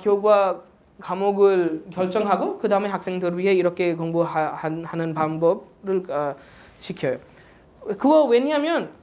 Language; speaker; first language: Korean; non-native, fluent; Odia